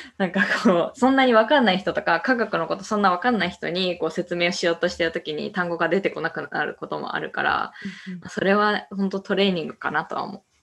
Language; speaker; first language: Japanese; native; Japanese